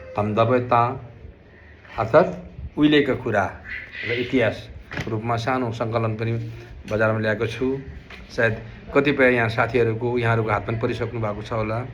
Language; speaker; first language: Nepali; non-native, local second language; Gurung